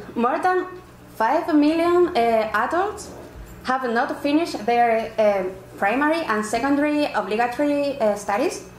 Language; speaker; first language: English; non-native, fluent; Spanish